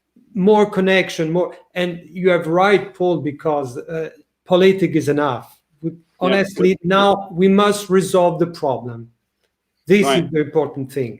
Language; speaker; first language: English; non-native, learner; French